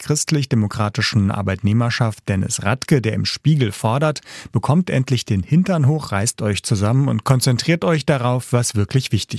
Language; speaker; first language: German; native; German